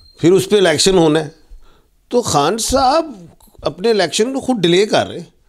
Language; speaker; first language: Urdu; non-native, local second language; Punjabi